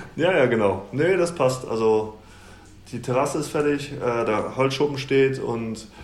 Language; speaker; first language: German; native; German